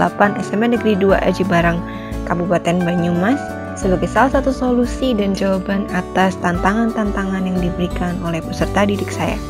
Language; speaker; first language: Indonesian; native; Indonesian